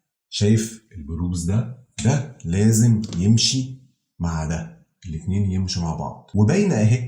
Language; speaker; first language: Arabic; native; Arabic